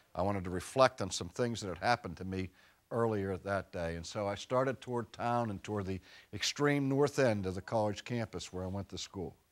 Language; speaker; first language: English; native; English